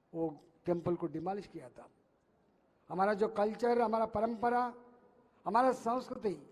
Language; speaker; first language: Hindi; non-native, local second language; Telugu